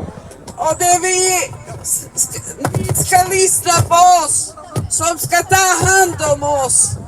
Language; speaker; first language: Swedish; non-native, learner; Somali